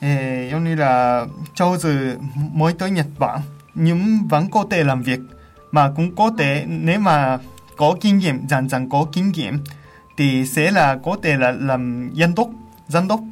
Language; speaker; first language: Vietnamese; non-native, fluent; Japanese